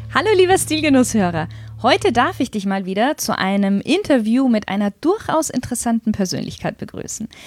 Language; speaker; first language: German; native; German